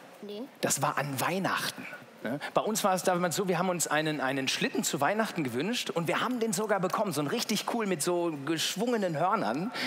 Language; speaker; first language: German; native; German